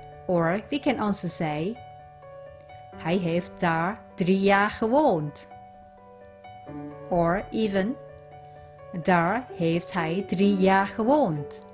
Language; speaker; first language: Dutch; non-native, fluent; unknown